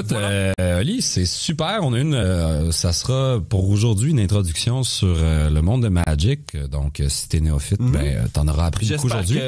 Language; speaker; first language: French; native; French